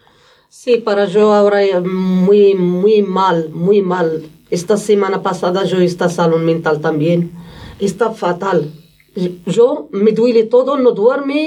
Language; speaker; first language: Spanish; non-native, learner; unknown